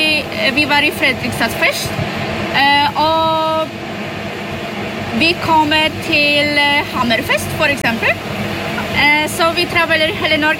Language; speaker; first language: Norwegian; non-native, learner; Polish